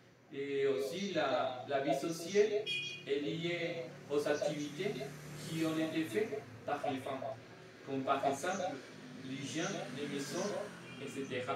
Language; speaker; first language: French; non-native, learner; Spanish